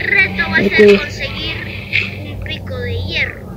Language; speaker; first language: Spanish; native; Spanish